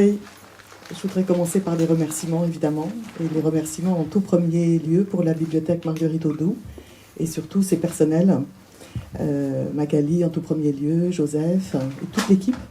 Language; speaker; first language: French; non-native, fluent; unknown